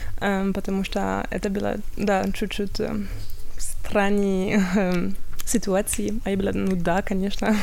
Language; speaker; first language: Russian; non-native, learner; French